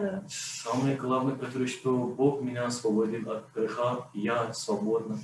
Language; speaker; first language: Russian; non-native, learner; Persian